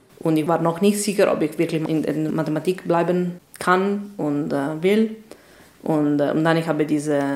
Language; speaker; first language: German; non-native, fluent; Italian